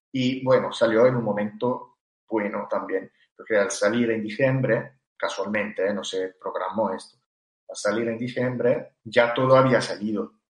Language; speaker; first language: Spanish; non-native, fluent; Italian